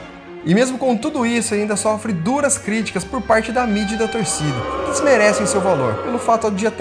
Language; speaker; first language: Portuguese; native; Portuguese